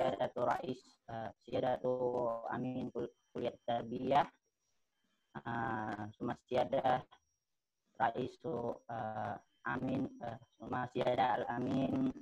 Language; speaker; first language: Arabic; non-native, learner; Indonesian